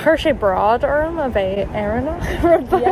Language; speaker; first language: Irish; non-native, learner; English